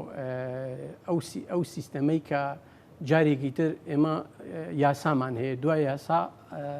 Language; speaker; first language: Central Kurdish; native; Central Kurdish